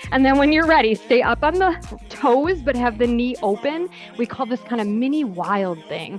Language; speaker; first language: English; native; English